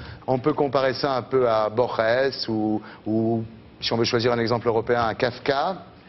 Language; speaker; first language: French; native; French